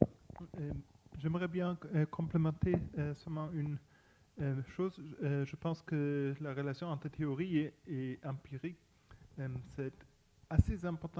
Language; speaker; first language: French; non-native, fluent; Spanish